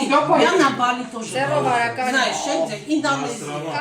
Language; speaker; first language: Russian; non-native, local second language; Armenian